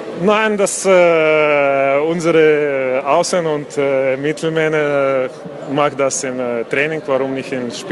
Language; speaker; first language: German; non-native, learner; Russian